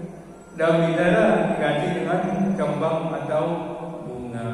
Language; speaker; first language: Indonesian; native; Indonesian